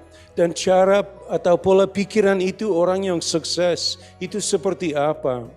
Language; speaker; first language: Indonesian; non-native, fluent; English